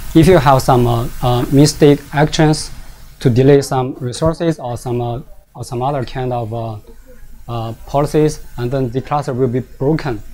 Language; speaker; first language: English; non-native, fluent; Chinese